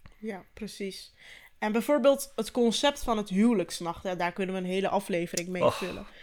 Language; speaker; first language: Dutch; early bilingual, other home language; Turkish